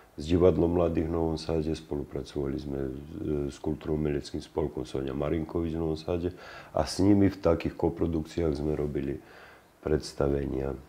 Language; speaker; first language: Slovak; native; Slovak